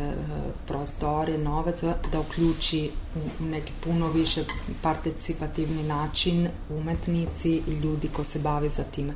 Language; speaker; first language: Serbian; non-native, learner; Italian